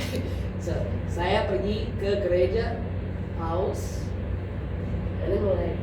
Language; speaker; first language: Indonesian; non-native, learner; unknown